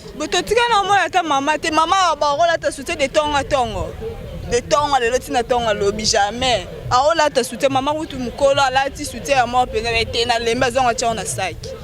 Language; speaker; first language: Lingala; non-native, local second language; Kituba (Democratic Republic of Congo)